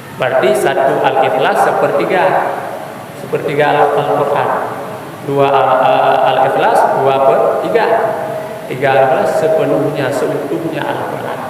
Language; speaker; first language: Malay; non-native, local second language; Achinese